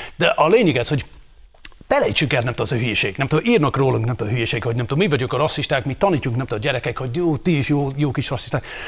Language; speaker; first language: Hungarian; non-native, fluent; English